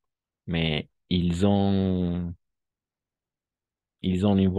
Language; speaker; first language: French; non-native, fluent; Spanish